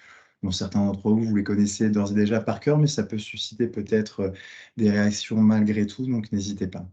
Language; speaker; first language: French; native; French